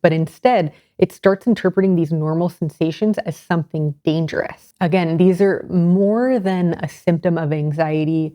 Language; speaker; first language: English; native; English